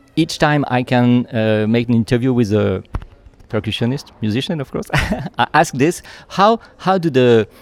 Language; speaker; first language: English; non-native, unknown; French